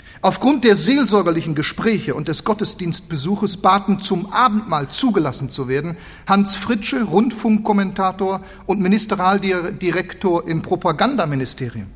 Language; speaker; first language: German; native; German